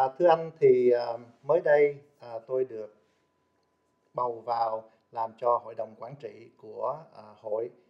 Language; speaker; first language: Vietnamese; early bilingual, heritage; Vietnamese